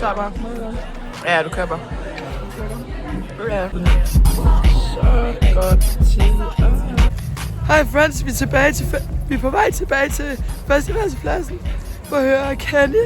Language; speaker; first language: Danish; native; Danish